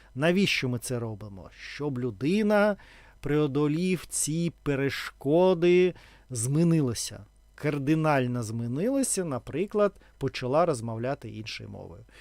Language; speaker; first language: Ukrainian; non-native, local second language; Russian